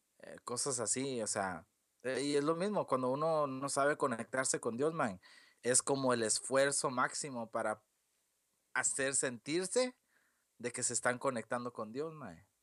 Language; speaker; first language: Spanish; early bilingual, heritage; Spanish